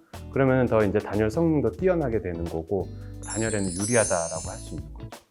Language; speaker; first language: Korean; native; Korean